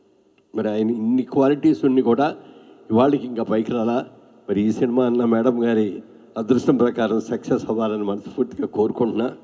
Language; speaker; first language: Telugu; native; Telugu